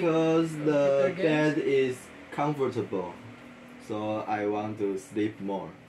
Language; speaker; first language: English; non-native, learner; Chinese